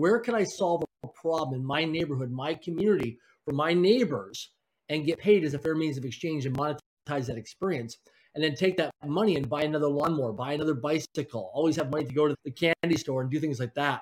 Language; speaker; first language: English; native; English